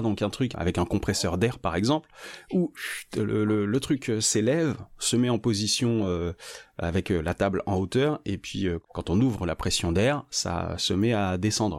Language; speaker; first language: French; native; French